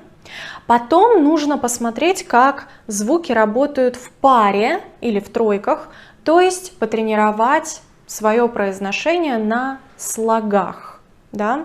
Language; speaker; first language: Russian; native; Russian